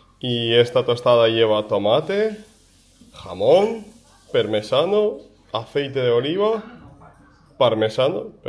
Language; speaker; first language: Spanish; early bilingual, other home language; Ukrainian